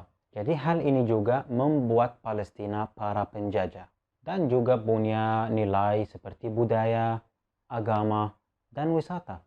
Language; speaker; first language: Indonesian; non-native, fluent; Arabic